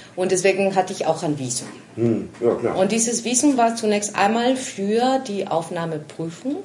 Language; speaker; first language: German; non-native, fluent; Spanish